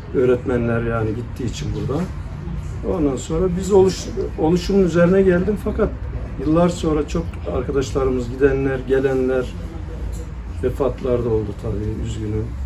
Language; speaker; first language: Turkish; native; Turkish